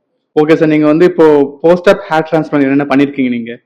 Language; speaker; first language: Tamil; native; Tamil